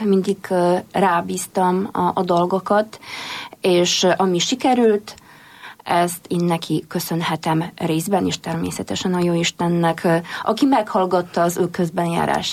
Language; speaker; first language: Hungarian; non-native, fluent; Polish